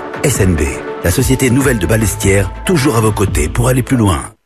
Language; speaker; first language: French; native; French